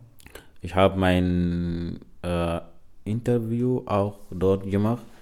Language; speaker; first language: German; non-native, learner; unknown